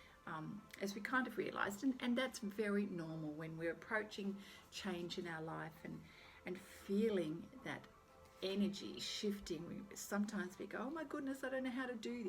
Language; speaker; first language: English; native; English